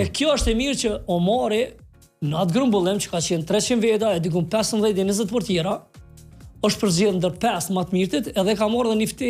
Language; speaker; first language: Albanian; native; Albanian